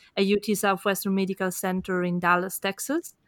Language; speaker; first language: English; non-native, fluent; Italian